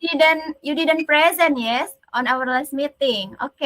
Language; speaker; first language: English; non-native, learner; Indonesian